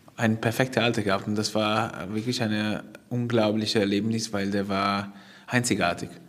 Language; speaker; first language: German; non-native, fluent; Italian